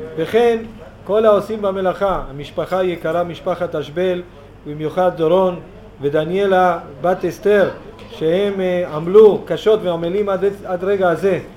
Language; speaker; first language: Hebrew; native; Hebrew